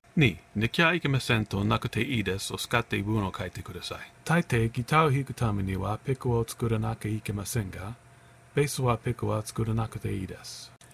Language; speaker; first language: Japanese; non-native, learner; English